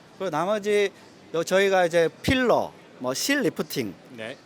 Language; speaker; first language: Korean; native; Korean